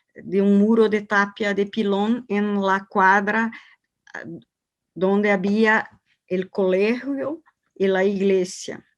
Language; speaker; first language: Spanish; non-native, learner; Portuguese